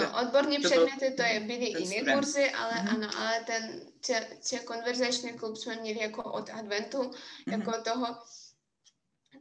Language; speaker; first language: Czech; non-native, fluent; Russian